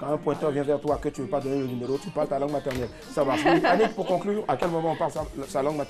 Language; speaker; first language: French; native; French